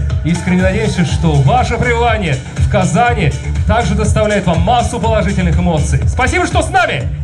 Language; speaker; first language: Russian; native; Russian